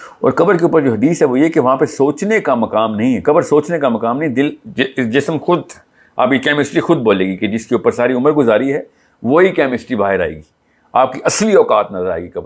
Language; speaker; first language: Urdu; native; Urdu